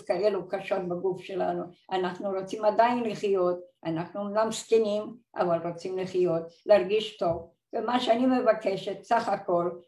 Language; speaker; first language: Hebrew; non-native, fluent; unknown